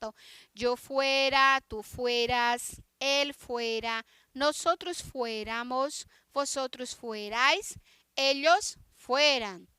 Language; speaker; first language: Spanish; non-native, fluent; Portuguese